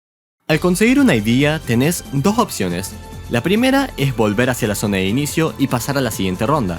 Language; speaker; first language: Spanish; native; Spanish